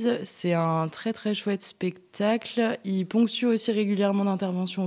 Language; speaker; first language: French; native; French